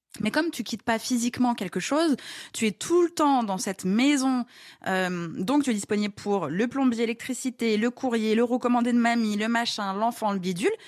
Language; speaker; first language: French; native; French